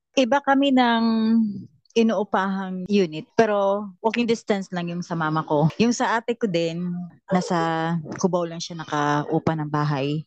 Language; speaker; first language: Filipino; native; Filipino